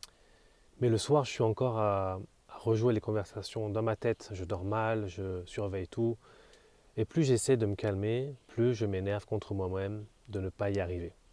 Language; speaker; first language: French; native; French